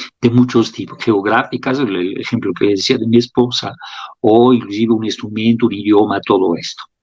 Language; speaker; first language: Spanish; non-native, fluent; French